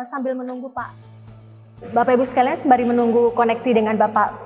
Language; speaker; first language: Indonesian; native; Indonesian